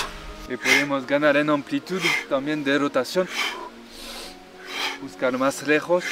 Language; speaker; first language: Spanish; non-native, fluent; French